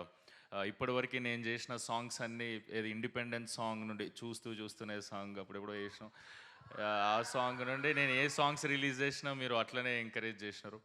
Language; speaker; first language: Telugu; native; Telugu